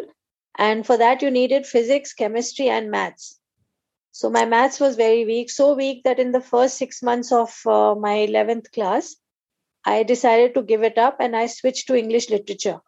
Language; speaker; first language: English; non-native, local second language; Hindi